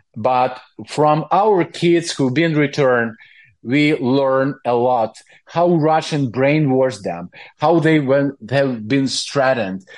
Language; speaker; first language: English; non-native, fluent; Ukrainian